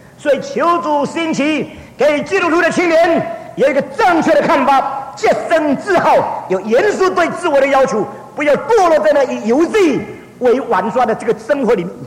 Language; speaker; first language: Chinese; early bilingual, heritage; Chinese